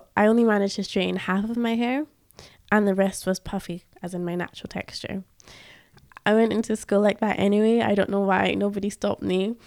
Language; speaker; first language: English; early bilingual, other home language; Yoruba